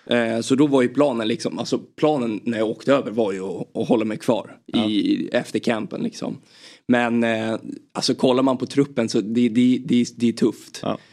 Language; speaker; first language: Swedish; native; Swedish